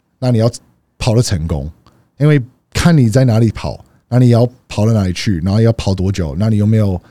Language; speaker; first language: Chinese; early bilingual, heritage; Chinese